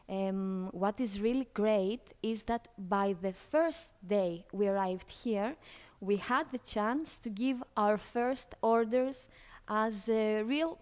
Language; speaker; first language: English; non-native, fluent; Greek